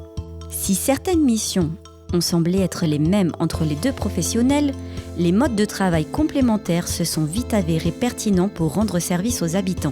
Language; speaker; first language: French; native; French